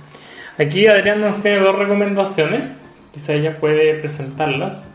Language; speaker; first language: Spanish; native; Spanish